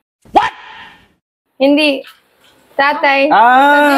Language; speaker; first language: Filipino; non-native, learner; English